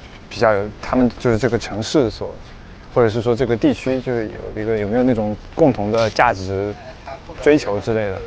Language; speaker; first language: Chinese; native; Chinese